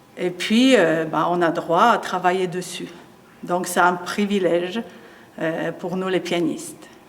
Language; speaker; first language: French; non-native, fluent; Polish